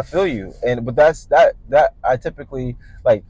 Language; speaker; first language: English; native; English